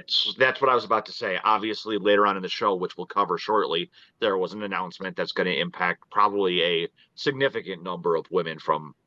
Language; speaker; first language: English; native; English